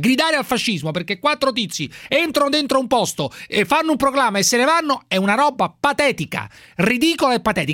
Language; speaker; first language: Italian; native; Italian